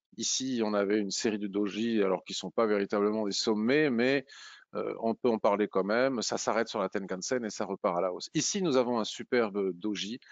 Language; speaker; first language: French; native; French